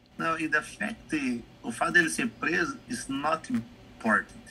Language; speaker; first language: Portuguese; native; Portuguese